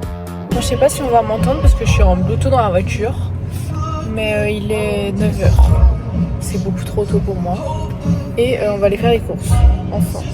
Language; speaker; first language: French; native; French